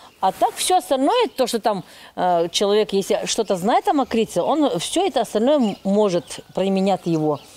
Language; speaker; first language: Russian; non-native, local second language; Lezghian